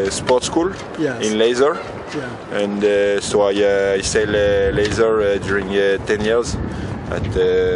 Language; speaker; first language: English; non-native, learner; French